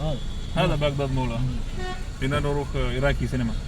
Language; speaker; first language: Arabic; non-native, learner; Malayalam